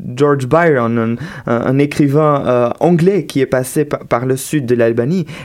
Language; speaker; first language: French; non-native, fluent; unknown